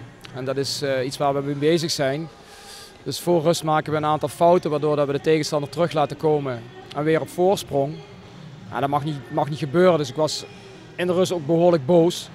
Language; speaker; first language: Dutch; native; Dutch